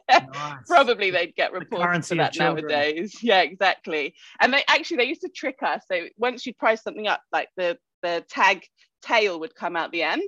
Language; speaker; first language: English; native; English